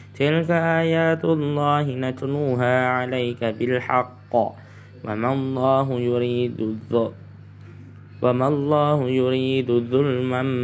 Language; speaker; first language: Arabic; non-native, learner; Indonesian